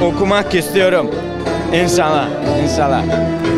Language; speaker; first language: Turkish; non-native, learner; Bosnian